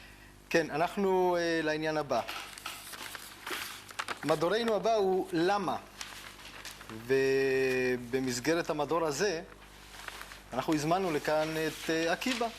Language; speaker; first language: Hebrew; native; Hebrew